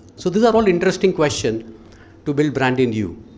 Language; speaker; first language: English; non-native, local second language; Gujarati